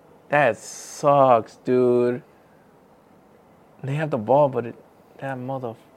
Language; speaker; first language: English; early bilingual, other home language; Spanish